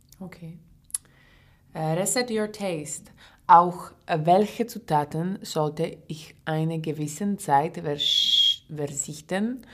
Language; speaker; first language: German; non-native, learner; English